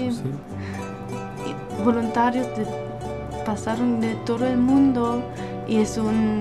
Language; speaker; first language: Spanish; non-native, learner; German